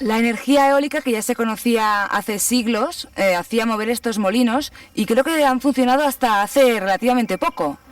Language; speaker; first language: Spanish; native; Spanish